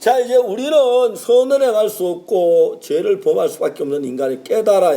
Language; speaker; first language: Korean; native; Korean